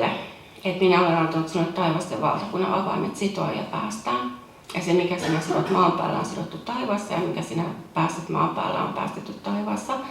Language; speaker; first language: Finnish; native; Finnish